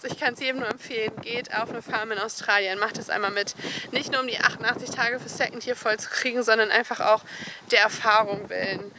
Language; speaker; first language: German; native; German